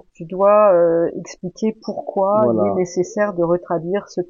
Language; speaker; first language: French; native; French